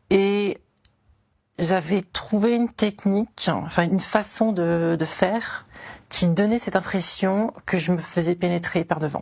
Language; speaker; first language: French; native; French